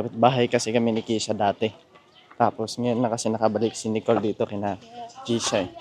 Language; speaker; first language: Filipino; native; Filipino